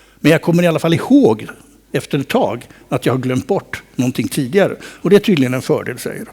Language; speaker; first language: Swedish; native; Swedish